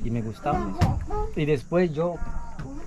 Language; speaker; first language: Spanish; non-native, local second language; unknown